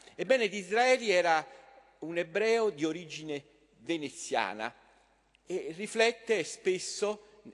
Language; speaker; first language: Italian; native; Italian